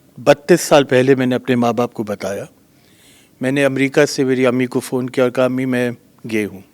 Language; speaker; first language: Hindi; native; Hindi